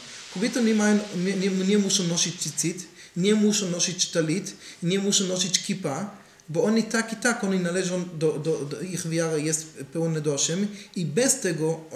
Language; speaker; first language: Polish; non-native, learner; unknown